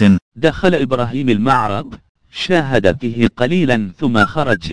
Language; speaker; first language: Arabic; non-native, fluent; Indonesian